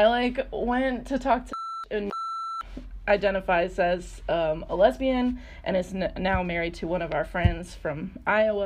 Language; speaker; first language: English; native; English